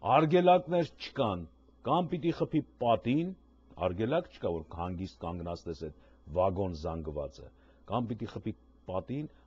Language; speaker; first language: Armenian; native; Armenian